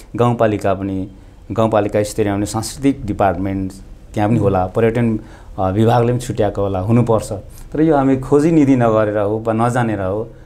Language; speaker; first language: Nepali; non-native, local second language; Limbu